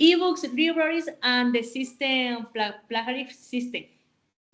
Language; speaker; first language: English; non-native, learner; Spanish